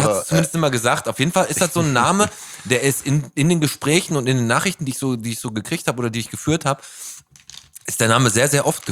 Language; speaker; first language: German; native; German